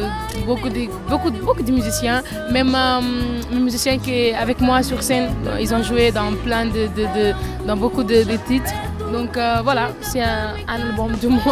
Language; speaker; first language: French; non-native, fluent; Kabuverdianu